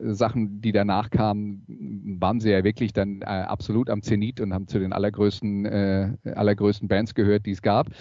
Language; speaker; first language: German; native; German